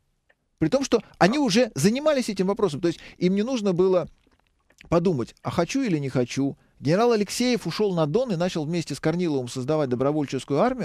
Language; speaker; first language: Russian; native; Russian